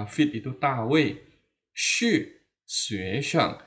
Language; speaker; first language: Chinese; non-native, fluent; Indonesian